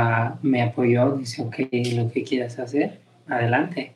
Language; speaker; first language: Spanish; early bilingual, heritage; Spanish